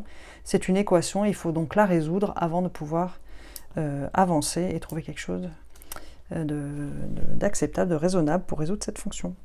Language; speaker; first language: French; native; French